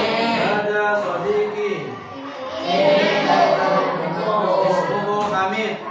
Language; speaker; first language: Arabic; non-native, fluent; Indonesian